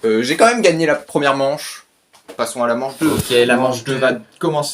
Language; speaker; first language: French; native; French